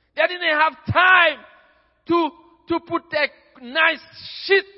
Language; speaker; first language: English; non-native, fluent; Haitian Creole